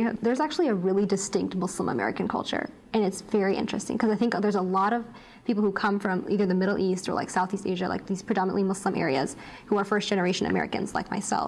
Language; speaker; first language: English; native; English